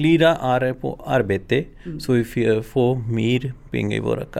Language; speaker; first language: Swedish; non-native, learner; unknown